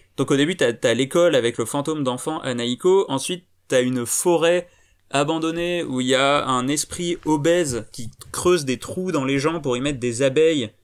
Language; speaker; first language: French; native; French